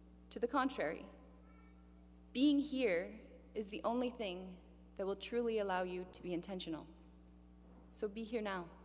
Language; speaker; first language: English; native; English